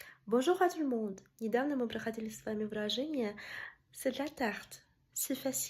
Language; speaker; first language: French; non-native, fluent; Russian